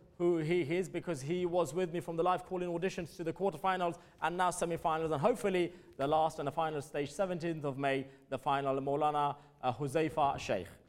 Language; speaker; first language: English; early bilingual, other home language; Urdu